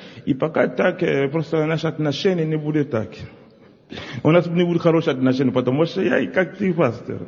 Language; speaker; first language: Russian; non-native, local second language; Ukrainian